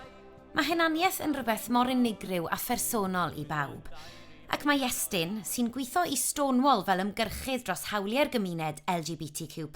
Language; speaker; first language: Welsh; native; Welsh